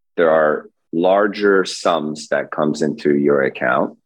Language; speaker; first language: English; early bilingual, other home language; Persian